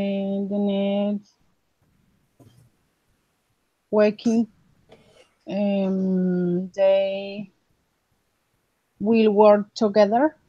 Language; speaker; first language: English; non-native, learner; Spanish